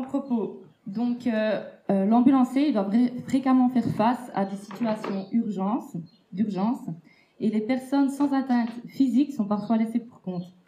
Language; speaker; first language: French; native; French